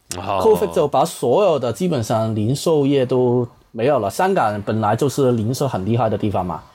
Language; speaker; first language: Chinese; non-native, fluent; Cantonese